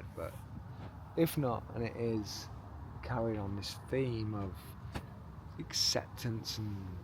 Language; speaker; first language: English; native; English